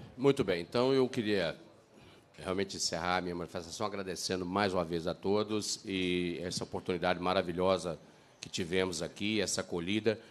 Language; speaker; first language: Portuguese; native; Portuguese